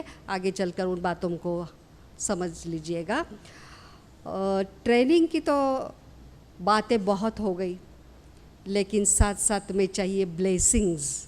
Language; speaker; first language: Hindi; native; Hindi